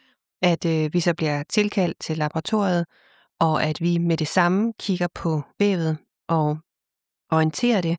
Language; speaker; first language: Danish; native; Danish